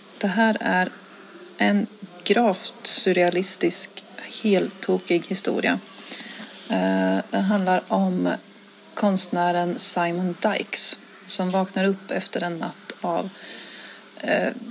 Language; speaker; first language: Swedish; native; Swedish